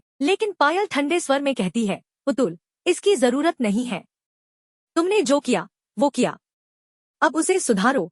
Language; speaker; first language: Hindi; native; Hindi